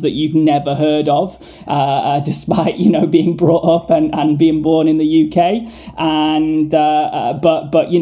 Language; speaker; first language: English; native; English